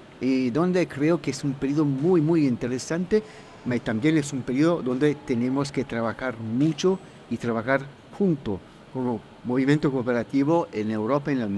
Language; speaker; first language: Spanish; non-native, fluent; Italian